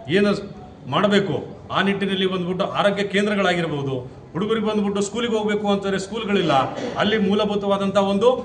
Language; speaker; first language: Kannada; non-native, local second language; Lambadi